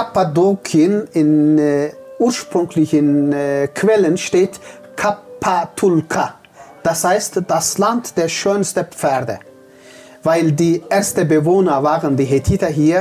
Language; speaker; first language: German; non-native, fluent; Turkish